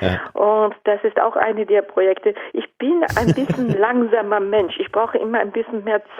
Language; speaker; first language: German; non-native, fluent; Japanese